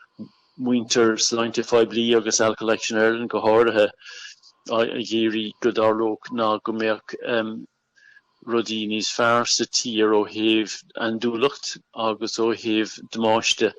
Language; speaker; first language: Irish; non-native, local second language; English